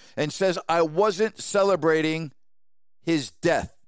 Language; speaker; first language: English; native; English